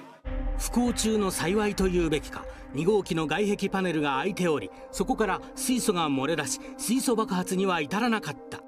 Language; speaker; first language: Japanese; native; Japanese